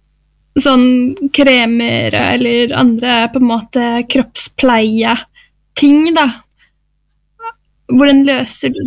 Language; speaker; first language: Norwegian; native; Norwegian